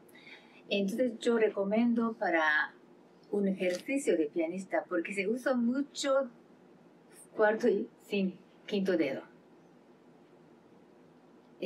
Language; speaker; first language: Spanish; non-native, learner; Japanese